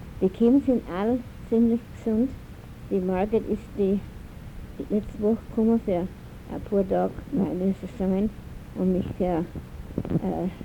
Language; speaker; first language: German; early bilingual, heritage; German